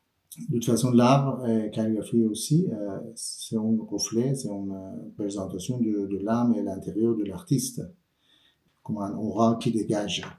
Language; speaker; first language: French; non-native, fluent; Persian